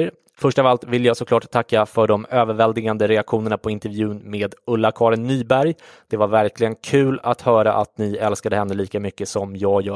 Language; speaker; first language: Swedish; native; Swedish